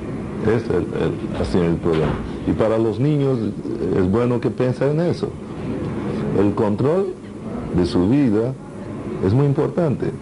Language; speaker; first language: Spanish; non-native, fluent; Portuguese